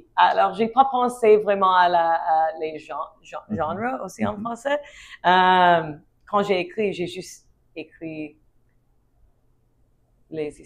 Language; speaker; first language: French; non-native, learner; English